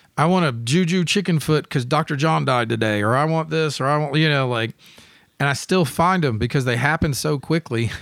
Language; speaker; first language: English; native; English